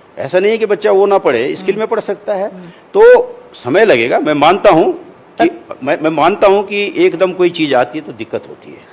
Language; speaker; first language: Hindi; native; Hindi